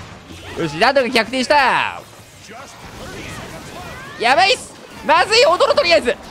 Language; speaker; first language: Japanese; native; Japanese